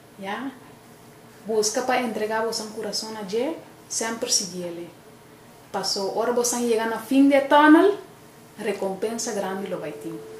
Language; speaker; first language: Spanish; non-native, fluent; Papiamento